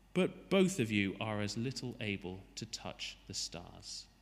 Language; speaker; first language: English; native; English